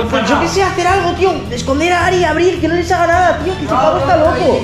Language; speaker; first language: Spanish; native; Spanish